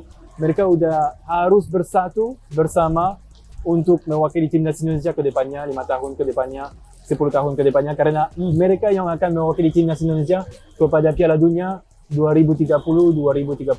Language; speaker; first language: Indonesian; non-native, fluent; French